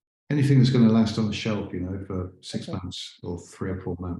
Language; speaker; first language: English; native; English